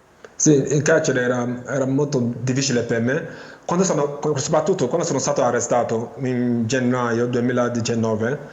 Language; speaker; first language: Italian; non-native, learner; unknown